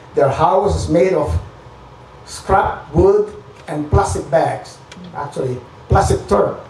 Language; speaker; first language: English; non-native, local second language; Filipino